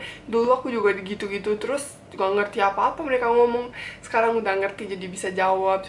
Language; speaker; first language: Indonesian; non-native, fluent; Bosnian